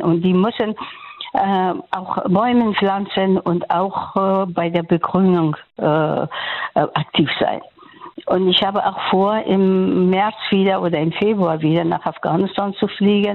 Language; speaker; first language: German; non-native, fluent; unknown